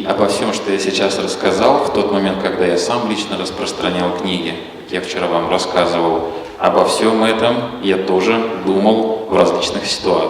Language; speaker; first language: Russian; native; Russian